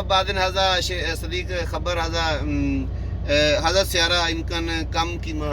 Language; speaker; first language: Arabic; non-native, learner; Urdu